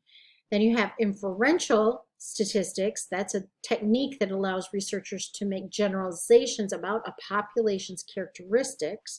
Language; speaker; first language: English; native; English